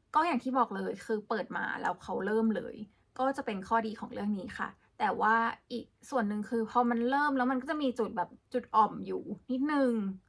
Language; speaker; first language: Thai; native; Thai